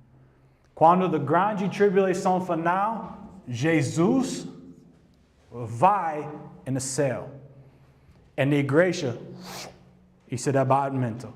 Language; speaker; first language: Portuguese; non-native, learner; English